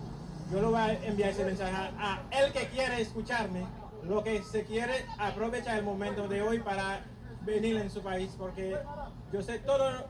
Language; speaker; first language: Spanish; non-native, fluent; Haitian Creole